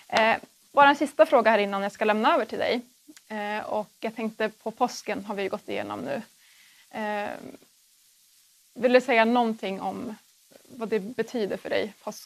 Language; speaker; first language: Swedish; native; Swedish